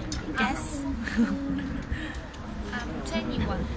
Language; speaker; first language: English; non-native, learner; Korean